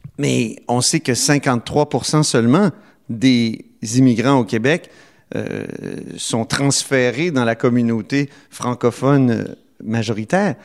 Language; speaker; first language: French; native; French